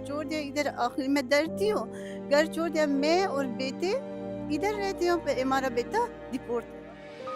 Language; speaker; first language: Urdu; non-native, learner; Persian